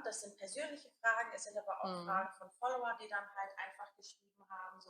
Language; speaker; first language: German; native; German